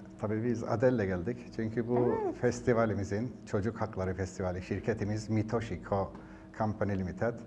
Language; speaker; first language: Turkish; early bilingual, heritage; Turkish